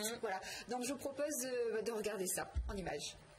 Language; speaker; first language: French; native; French